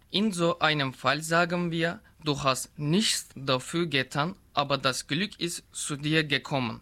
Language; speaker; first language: German; non-native, learner; Turkish